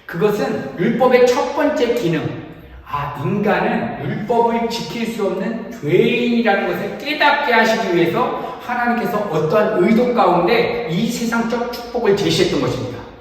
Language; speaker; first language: Korean; native; Korean